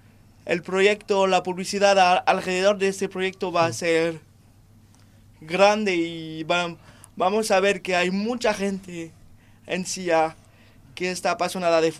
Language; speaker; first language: Spanish; non-native, fluent; French